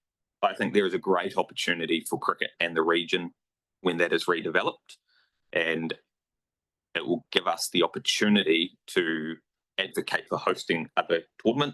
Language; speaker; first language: English; native; English